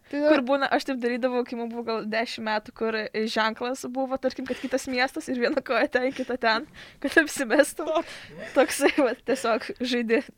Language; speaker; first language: Lithuanian; native; Lithuanian